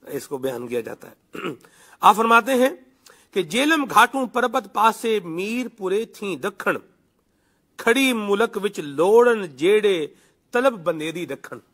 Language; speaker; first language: Urdu; non-native, local second language; Punjabi